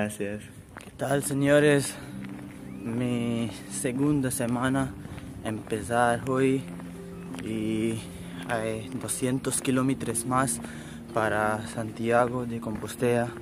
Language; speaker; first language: Spanish; non-native, learner; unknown